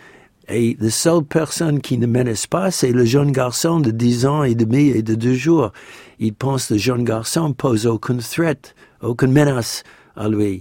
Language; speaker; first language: French; non-native, fluent; English